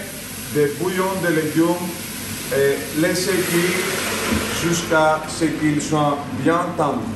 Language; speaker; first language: French; non-native, learner; Greek